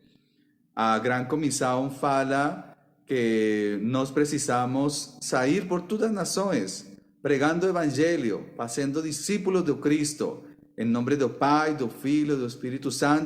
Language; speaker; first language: Portuguese; non-native, fluent; Spanish